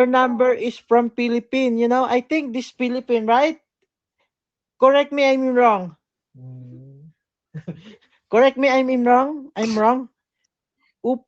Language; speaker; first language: English; non-native, learner; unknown